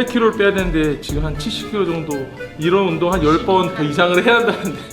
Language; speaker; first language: Korean; native; Korean